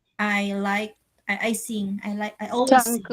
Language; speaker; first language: English; non-native, local second language; Filipino